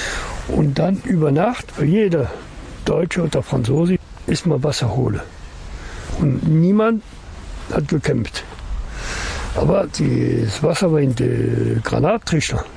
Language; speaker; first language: German; non-native, learner; French